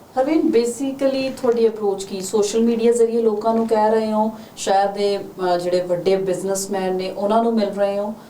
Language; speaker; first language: Punjabi; native; Punjabi